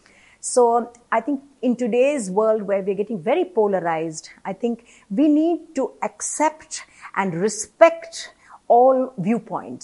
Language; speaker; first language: English; non-native, local second language; Malayalam